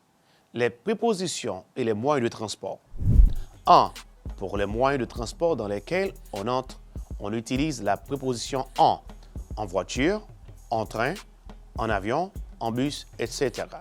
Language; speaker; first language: French; non-native, fluent; Spanish